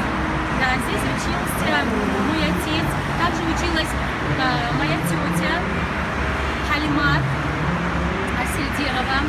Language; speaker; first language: Russian; non-native, local second language; Kumyk